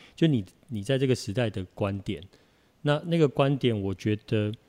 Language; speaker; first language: Chinese; native; Chinese